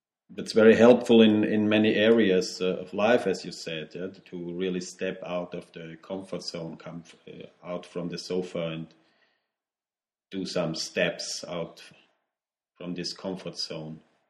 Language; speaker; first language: English; non-native, learner; German